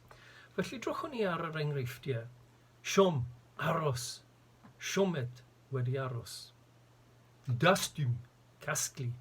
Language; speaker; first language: Welsh; native; Welsh